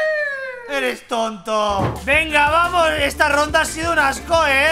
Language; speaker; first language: Spanish; native; Spanish